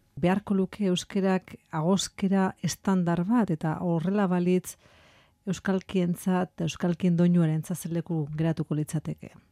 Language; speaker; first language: Basque; native; Basque